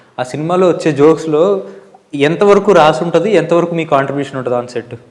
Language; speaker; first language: Telugu; native; Telugu